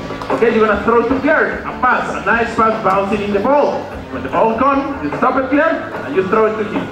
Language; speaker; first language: English; non-native, fluent; Spanish